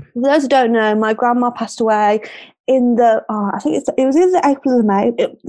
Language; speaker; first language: English; native; English